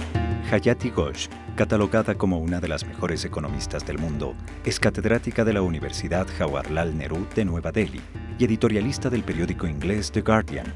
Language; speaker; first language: Spanish; native; Spanish